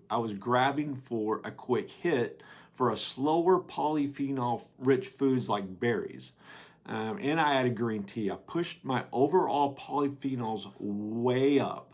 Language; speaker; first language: English; native; English